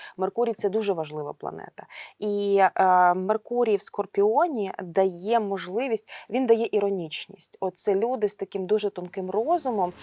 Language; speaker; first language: Ukrainian; native; Ukrainian